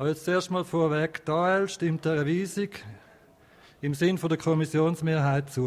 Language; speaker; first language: German; native; German